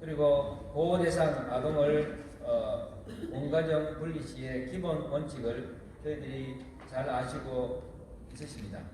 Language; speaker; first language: Korean; native; Korean